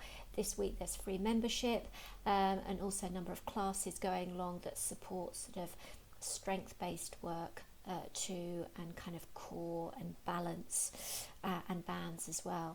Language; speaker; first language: English; native; English